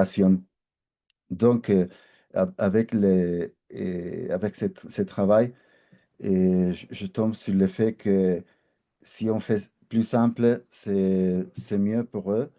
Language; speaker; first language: French; non-native, fluent; Spanish